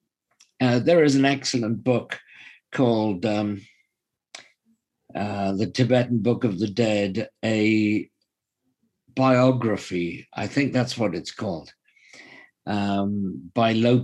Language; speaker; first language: English; native; English